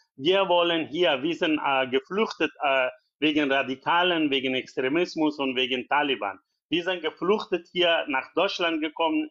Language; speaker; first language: German; non-native, learner; Persian